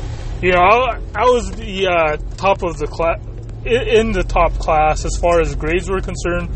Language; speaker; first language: English; early bilingual, other home language; Spanish